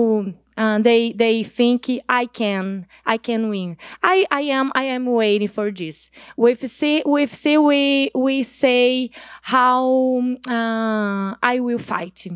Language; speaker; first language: English; non-native, learner; Portuguese